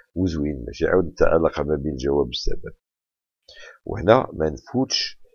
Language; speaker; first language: French; non-native, local second language; Arabic